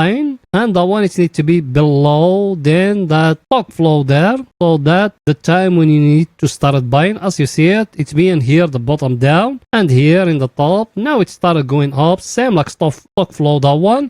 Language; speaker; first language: English; non-native, fluent; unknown